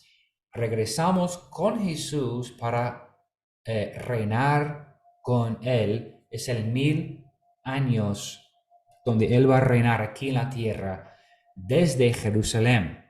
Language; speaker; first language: Spanish; non-native, fluent; English